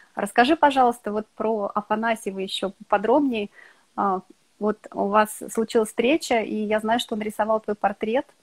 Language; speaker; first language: Russian; native; Russian